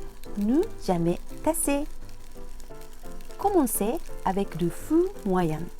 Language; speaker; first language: French; non-native, fluent; Japanese